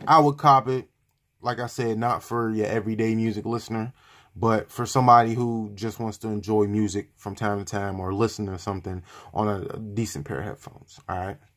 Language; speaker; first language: English; native; English